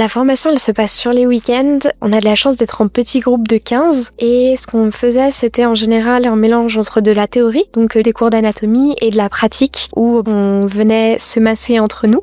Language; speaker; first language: French; native; French